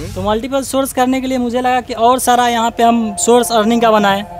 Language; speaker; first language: Hindi; native; Hindi